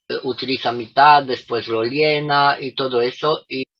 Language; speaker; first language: Spanish; non-native, fluent; Romanian